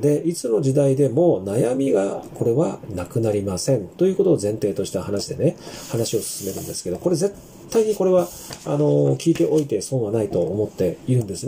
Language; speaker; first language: Japanese; native; Japanese